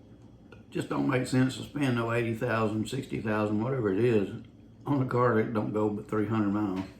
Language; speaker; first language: English; native; English